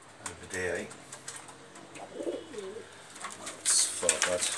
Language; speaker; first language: Arabic; native; Arabic